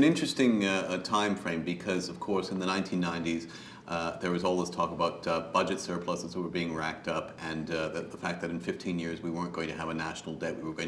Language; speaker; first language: English; native; English